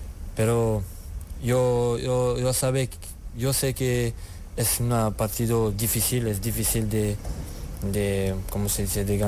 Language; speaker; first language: Spanish; non-native, learner; French